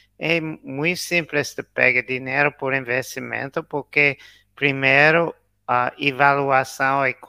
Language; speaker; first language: Portuguese; non-native, learner; English